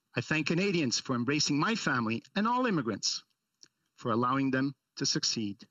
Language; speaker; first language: English; early bilingual, other home language; Italian